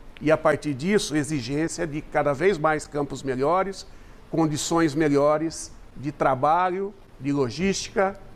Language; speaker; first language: Portuguese; native; Portuguese